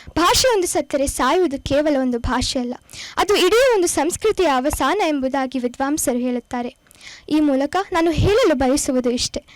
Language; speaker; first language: Kannada; non-native, local second language; Konkani